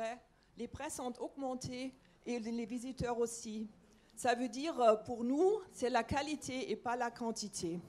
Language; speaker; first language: French; non-native, fluent; German